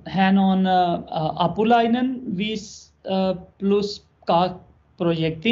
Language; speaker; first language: Finnish; non-native, learner; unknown